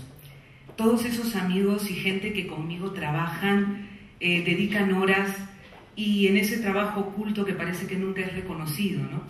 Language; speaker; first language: Spanish; native; Spanish